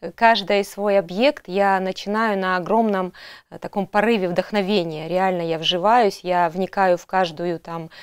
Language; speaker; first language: Russian; native; Russian